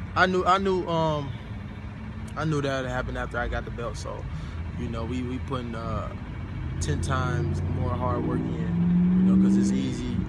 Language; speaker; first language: English; native; English